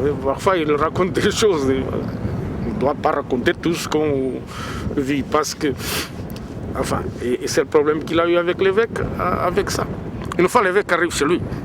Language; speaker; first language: French; non-native, fluent; Portuguese